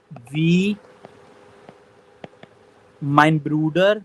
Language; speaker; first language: German; non-native, learner; Hindi